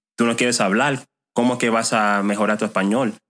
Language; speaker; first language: Spanish; non-native, fluent; English